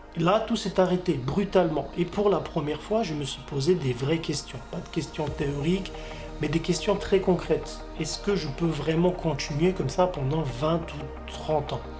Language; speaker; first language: French; non-native, fluent; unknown